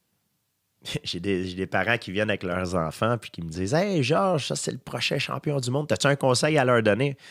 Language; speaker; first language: French; native; French